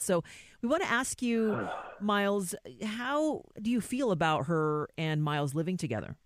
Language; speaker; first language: English; native; English